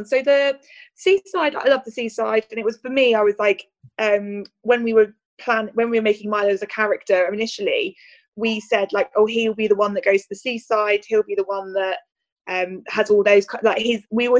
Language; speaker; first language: English; native; English